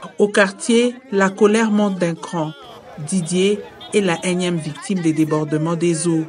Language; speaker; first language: French; non-native, local second language; Swahili